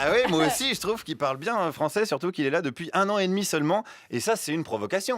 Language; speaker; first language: French; native; French